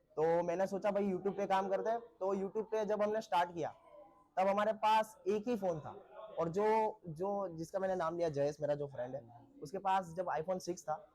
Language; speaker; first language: Hindi; non-native, local second language; Marathi